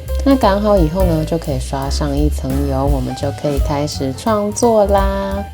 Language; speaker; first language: Chinese; native; Chinese